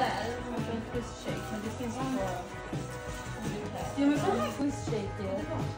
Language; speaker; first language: Swedish; early bilingual, other home language; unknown